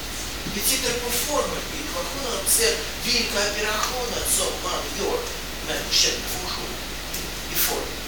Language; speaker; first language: Swedish; non-native, fluent; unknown